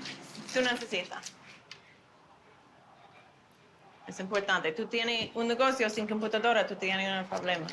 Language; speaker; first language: Spanish; non-native, learner; English